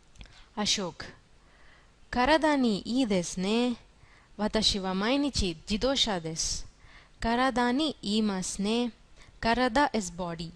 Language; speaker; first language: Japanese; non-native, fluent; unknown